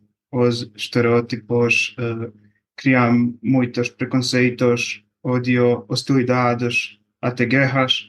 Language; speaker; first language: Portuguese; non-native, fluent; Bosnian